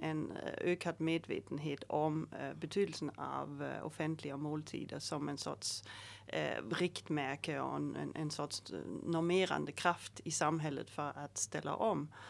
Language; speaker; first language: Swedish; native; Swedish